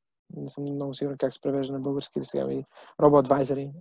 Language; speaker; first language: Bulgarian; native; Bulgarian